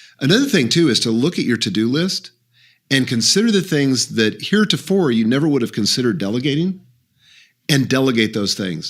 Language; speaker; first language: English; native; English